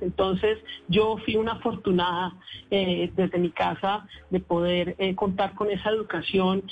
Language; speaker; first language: Spanish; native; Spanish